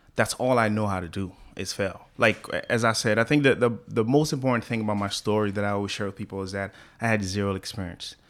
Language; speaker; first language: English; early bilingual, other home language; Haitian Creole